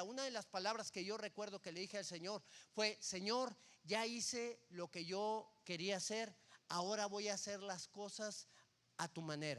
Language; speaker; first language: Spanish; native; Spanish